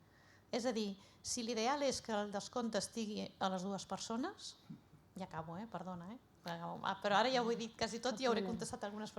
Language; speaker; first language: Catalan; native; Catalan